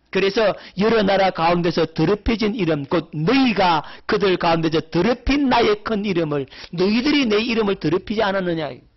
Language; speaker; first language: Korean; native; Korean